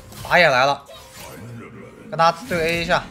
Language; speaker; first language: Chinese; native; Chinese